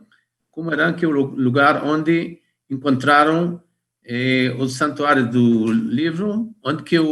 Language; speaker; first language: Portuguese; non-native, fluent; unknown